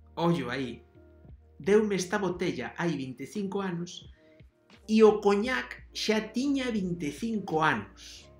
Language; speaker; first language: Galician; non-native, local second language; Spanish